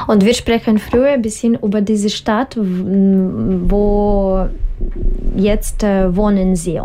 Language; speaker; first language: German; non-native, learner; Russian